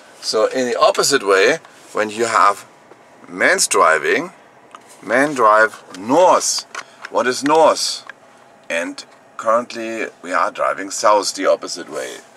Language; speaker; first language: English; non-native, fluent; German